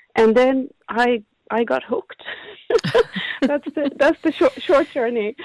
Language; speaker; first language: English; non-native, fluent; Swedish